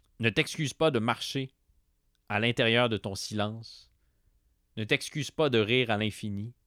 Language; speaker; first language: French; native; French